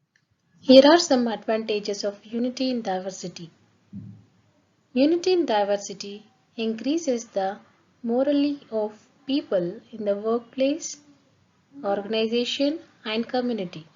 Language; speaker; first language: English; non-native, local second language; Telugu